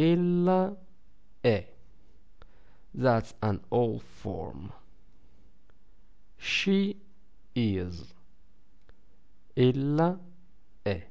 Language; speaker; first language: Italian; non-native, fluent; English